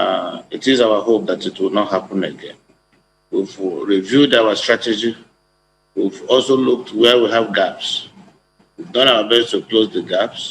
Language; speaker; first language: English; non-native, local second language; Igbo